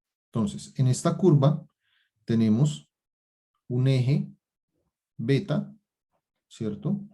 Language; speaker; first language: Spanish; native; Spanish